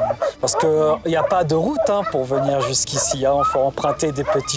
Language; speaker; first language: French; native; French